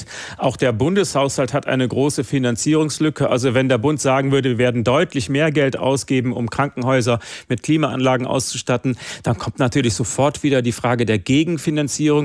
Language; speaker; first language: German; native; German